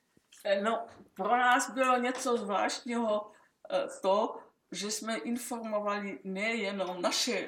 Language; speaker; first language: Czech; non-native, local second language; German